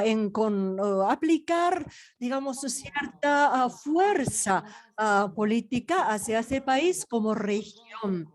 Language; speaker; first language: Spanish; non-native, fluent; Japanese